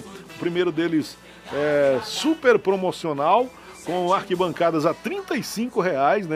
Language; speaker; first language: Portuguese; native; Portuguese